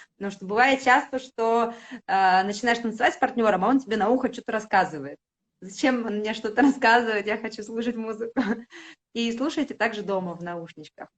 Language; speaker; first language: Russian; native; Russian